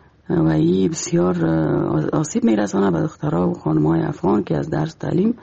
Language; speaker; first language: Persian; native; Persian